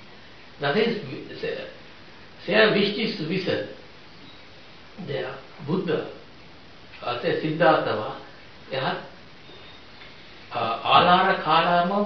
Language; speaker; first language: German; non-native, fluent; Sinhala